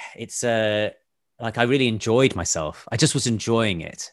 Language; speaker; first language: English; native; English